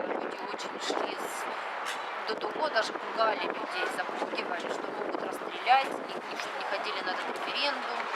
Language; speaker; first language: Russian; native; Russian